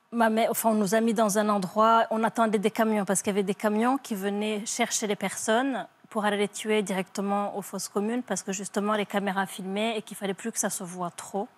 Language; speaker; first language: French; early bilingual, other home language; Kinyarwanda